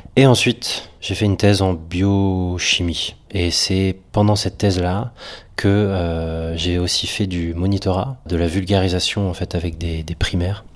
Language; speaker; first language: French; native; French